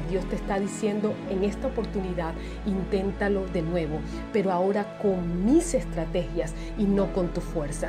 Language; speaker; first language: Spanish; native; Spanish